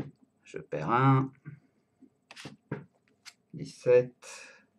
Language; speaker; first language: French; native; French